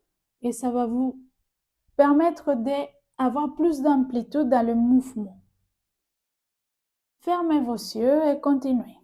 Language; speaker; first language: French; native; French